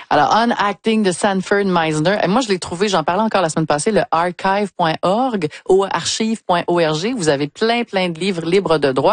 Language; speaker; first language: French; native; French